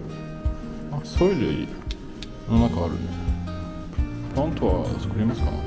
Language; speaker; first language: Japanese; non-native, learner; French